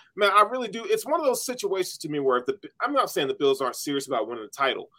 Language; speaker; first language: English; native; English